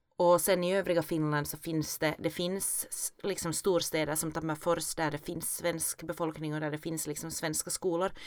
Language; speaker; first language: Swedish; native; Swedish